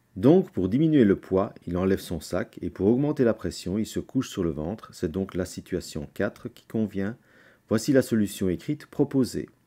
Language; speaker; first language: French; native; French